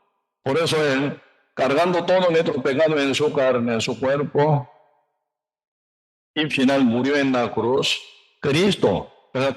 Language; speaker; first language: Spanish; non-native, learner; Korean